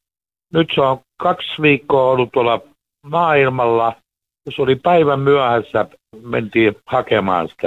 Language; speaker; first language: Finnish; native; Finnish